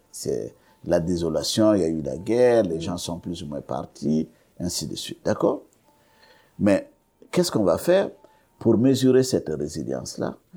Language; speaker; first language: French; non-native, local second language; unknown